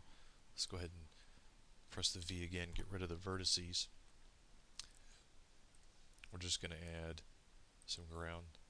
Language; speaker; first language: English; native; English